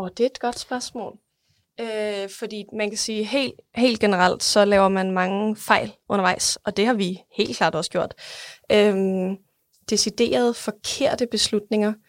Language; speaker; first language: Danish; native; Danish